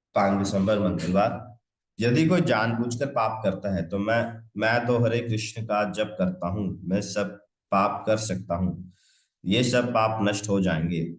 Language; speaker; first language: Hindi; non-native, local second language; Punjabi